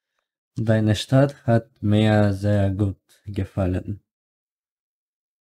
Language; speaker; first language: German; non-native, learner; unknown